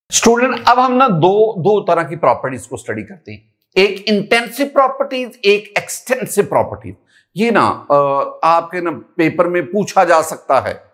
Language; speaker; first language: Urdu; non-native, local second language; Punjabi